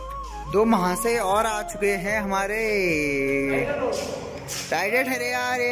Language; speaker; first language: Hindi; non-native, local second language; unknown